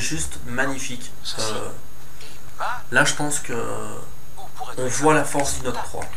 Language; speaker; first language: French; native; French